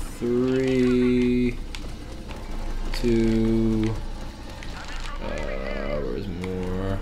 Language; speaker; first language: English; native; English